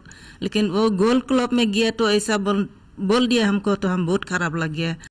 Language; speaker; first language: Hindi; non-native, local second language; Khasi